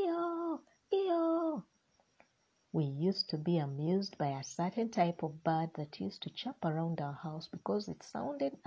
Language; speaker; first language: English; non-native, local second language; Luyia